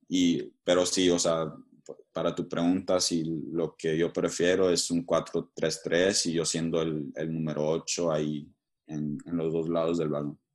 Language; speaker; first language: Spanish; early bilingual, heritage; Spanish